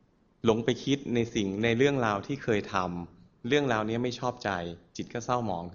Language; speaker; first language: Thai; native; Thai